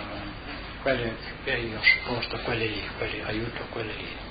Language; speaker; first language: Italian; non-native, local second language; Slovenian